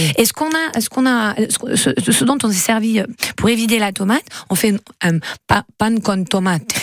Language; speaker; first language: French; native; French